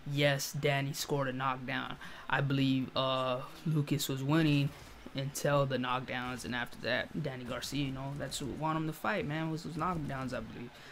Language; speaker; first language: English; native; English